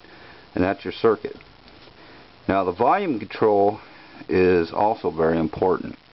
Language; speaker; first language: English; native; English